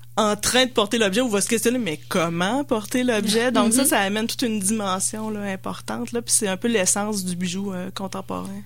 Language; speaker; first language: French; native; French